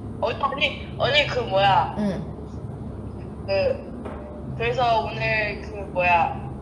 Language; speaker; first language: Korean; non-native, fluent; Chinese